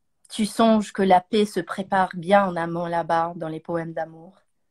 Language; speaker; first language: French; early bilingual, other home language; English